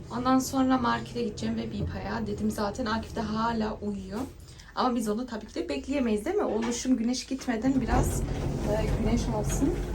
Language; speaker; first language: Turkish; early bilingual, heritage; Turkish